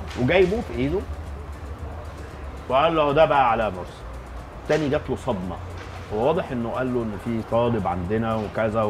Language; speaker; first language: Arabic; native; Arabic